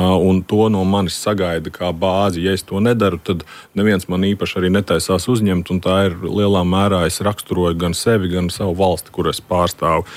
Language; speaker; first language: Latvian; native; Latvian